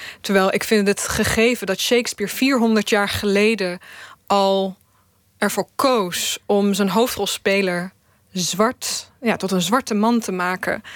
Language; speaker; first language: Dutch; early bilingual, other home language; Bosnian